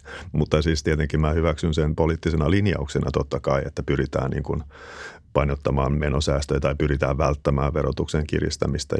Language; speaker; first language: Finnish; native; Finnish